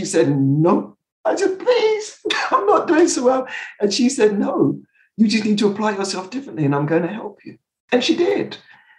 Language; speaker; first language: English; native; English